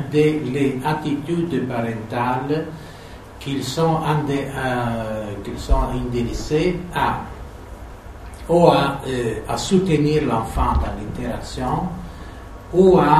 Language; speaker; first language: French; non-native, fluent; Italian